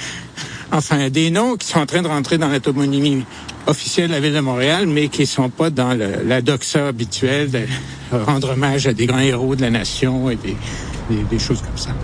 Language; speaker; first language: French; native; French